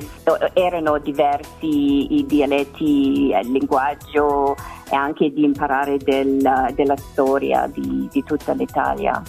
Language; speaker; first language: Italian; non-native, learner; English